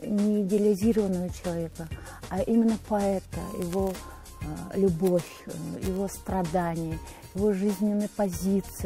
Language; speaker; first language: Russian; non-native, local second language; Kazakh